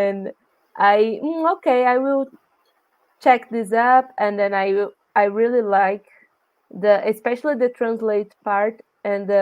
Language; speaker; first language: English; non-native, learner; Portuguese